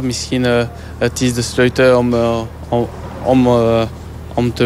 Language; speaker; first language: Dutch; non-native, learner; French